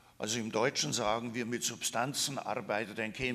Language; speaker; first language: German; native; German